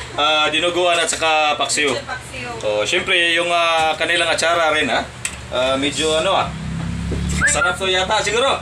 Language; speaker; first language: Filipino; non-native, local second language; Cebuano